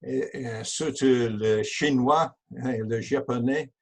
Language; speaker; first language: French; non-native, learner; English